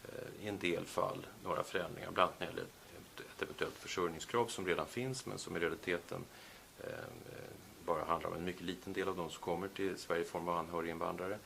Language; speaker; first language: Swedish; native; Swedish